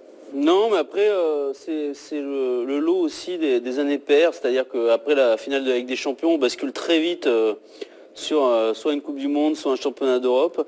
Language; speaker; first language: French; native; French